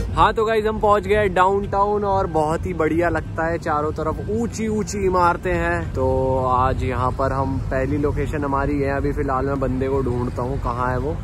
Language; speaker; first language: Hindi; native; Hindi